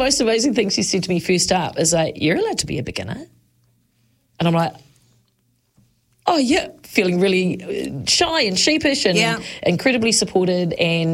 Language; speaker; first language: English; native; English